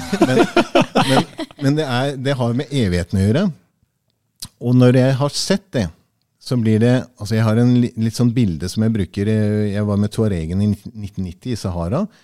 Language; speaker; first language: Norwegian; early bilingual, heritage; Norwegian